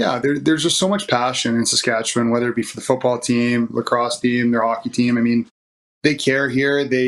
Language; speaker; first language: English; native; English